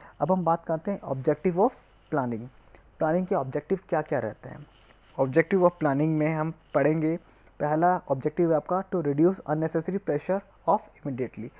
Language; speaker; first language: Hindi; native; Hindi